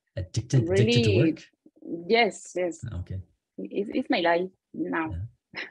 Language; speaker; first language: English; non-native, learner; Spanish